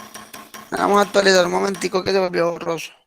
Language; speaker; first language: Spanish; native; Spanish